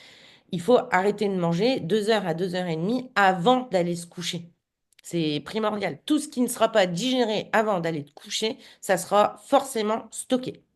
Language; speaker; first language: French; native; French